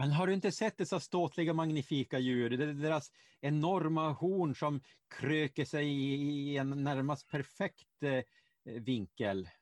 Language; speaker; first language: Swedish; native; Swedish